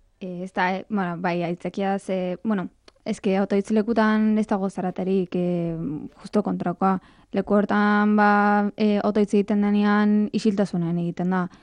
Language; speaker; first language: Basque; non-native, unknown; Arabic